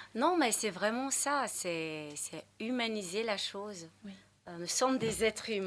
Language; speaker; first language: French; non-native, fluent; Portuguese